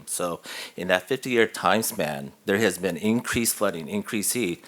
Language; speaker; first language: English; native; English